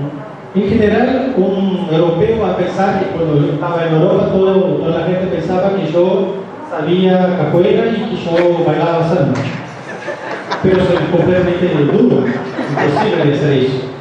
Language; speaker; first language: Spanish; non-native, fluent; Portuguese